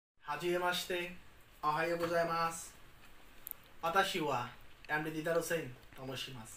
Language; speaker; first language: Japanese; non-native, learner; Bangla